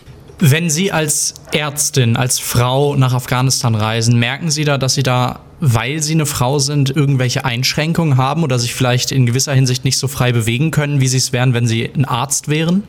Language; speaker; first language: German; native; German